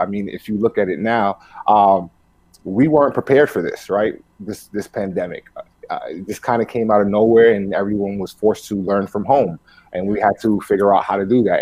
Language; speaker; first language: English; early bilingual, other home language; Spanish